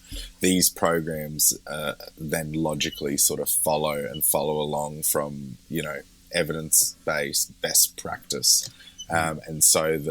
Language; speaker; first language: English; native; English